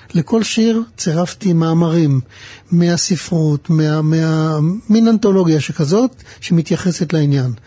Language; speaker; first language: Hebrew; native; Hebrew